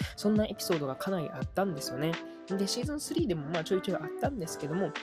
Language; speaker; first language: Japanese; native; Japanese